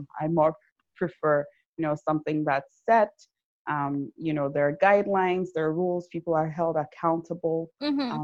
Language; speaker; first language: English; non-native, local second language; Yoruba